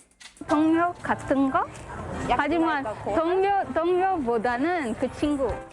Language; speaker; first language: Korean; non-native, learner; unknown